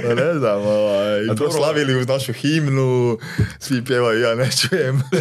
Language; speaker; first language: Croatian; non-native, local second language; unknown